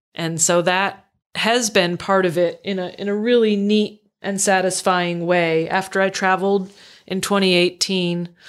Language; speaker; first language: English; native; English